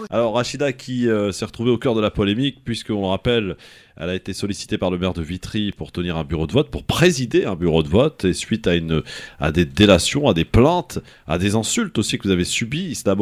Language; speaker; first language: French; native; French